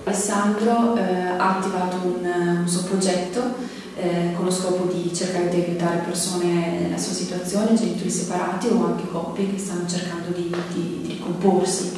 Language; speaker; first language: Italian; native; Italian